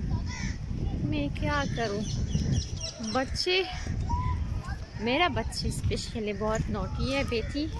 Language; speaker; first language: Hindi; non-native, learner; Arabic